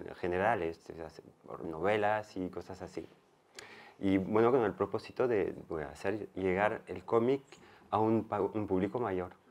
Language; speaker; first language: Spanish; non-native, fluent; French